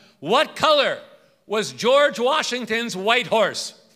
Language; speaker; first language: English; native; English